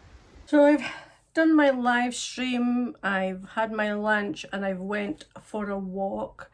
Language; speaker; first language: English; native; English